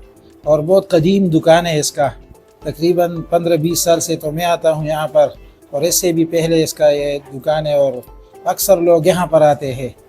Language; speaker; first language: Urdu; non-native, local second language; Pashto